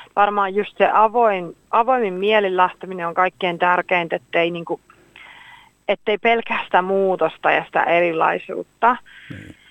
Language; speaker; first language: Finnish; native; Finnish